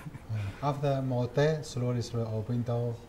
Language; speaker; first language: English; non-native, learner; Chinese